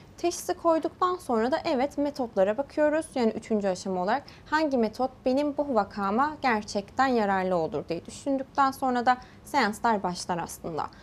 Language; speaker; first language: Turkish; early bilingual, heritage; Turkish